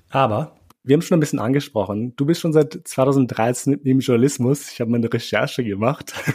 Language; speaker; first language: German; early bilingual, other home language; Albanian